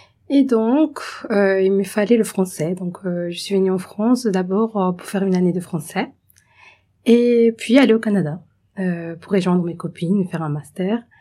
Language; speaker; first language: French; non-native, fluent; Spanish